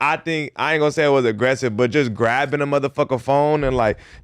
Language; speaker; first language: English; native; English